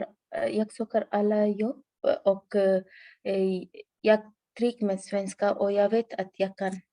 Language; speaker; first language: Swedish; non-native, learner; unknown